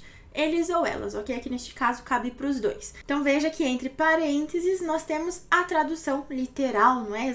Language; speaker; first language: Portuguese; native; Portuguese